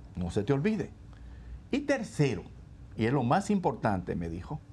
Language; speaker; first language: Spanish; native; Spanish